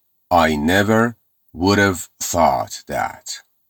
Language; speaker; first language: English; non-native, fluent; Persian